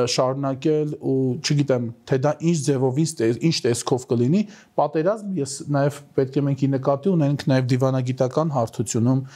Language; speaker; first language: Armenian; native; Armenian